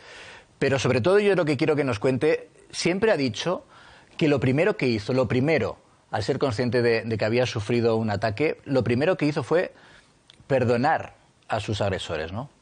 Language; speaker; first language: Spanish; native; Spanish